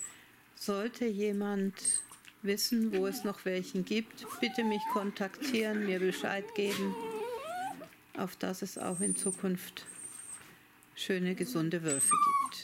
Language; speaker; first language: German; native; German